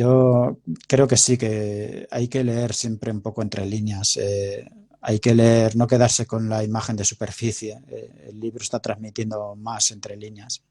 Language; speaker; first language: Spanish; native; Spanish